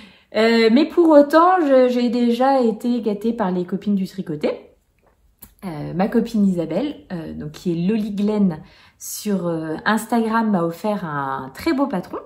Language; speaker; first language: French; native; French